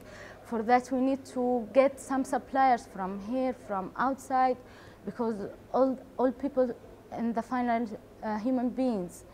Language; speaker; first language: English; non-native, learner; Arabic